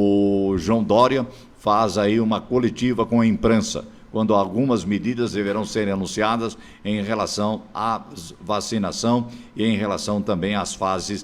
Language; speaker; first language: Portuguese; native; Portuguese